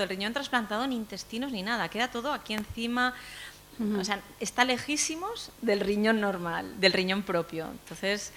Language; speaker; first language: Spanish; native; Spanish